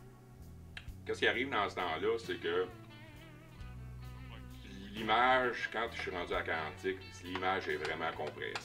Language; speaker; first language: French; native; French